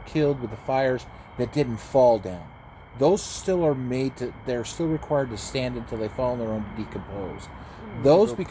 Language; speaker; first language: English; native; English